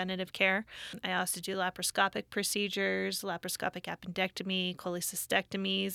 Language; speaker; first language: English; native; English